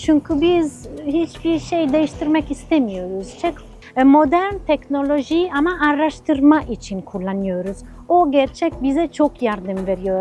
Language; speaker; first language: Turkish; non-native, fluent; Italian